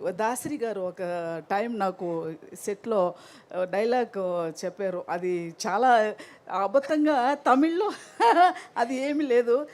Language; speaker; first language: Telugu; non-native, learner; Tamil